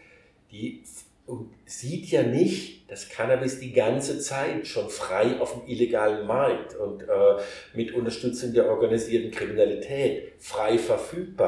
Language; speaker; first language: German; native; German